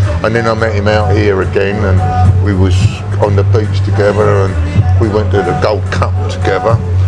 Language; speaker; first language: English; native; English